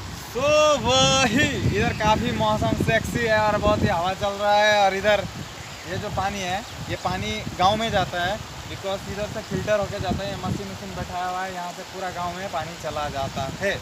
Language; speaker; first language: Hindi; non-native, local second language; Bangla